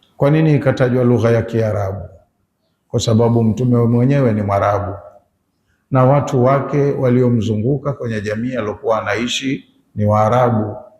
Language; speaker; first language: Swahili; native; Swahili